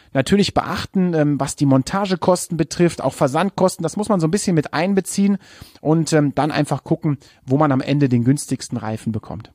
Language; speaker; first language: German; native; German